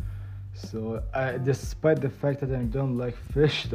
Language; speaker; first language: English; non-native, fluent; Persian